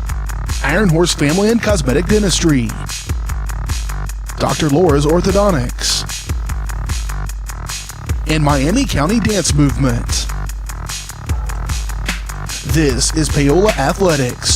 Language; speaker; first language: English; native; English